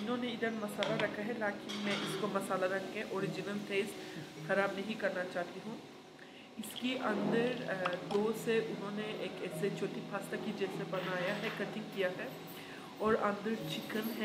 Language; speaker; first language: Hindi; non-native, fluent; Turkish